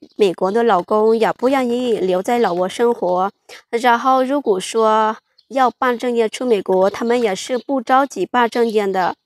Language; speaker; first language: Chinese; non-native, fluent; Hmong